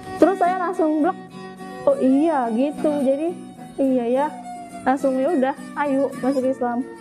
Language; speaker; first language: Indonesian; native; Indonesian